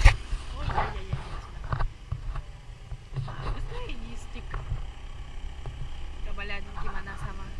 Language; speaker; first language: Indonesian; non-native, learner; Russian